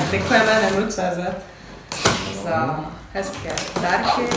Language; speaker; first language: Czech; non-native, learner; Turkish